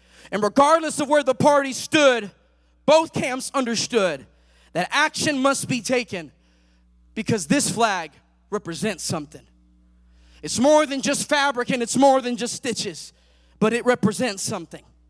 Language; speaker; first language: English; native; English